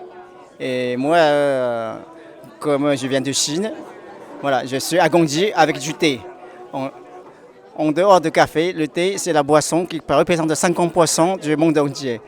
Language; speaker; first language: French; non-native, fluent; Chinese